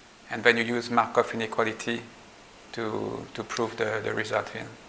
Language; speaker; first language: English; non-native, fluent; French